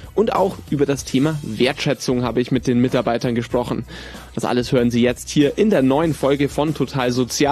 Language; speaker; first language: German; native; German